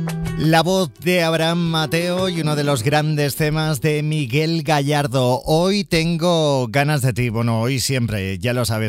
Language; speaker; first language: Spanish; native; Spanish